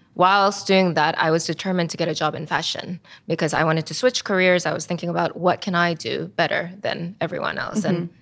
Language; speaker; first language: English; native; English